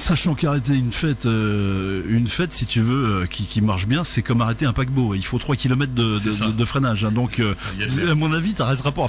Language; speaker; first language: French; native; French